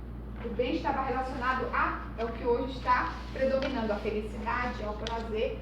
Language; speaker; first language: Portuguese; native; Portuguese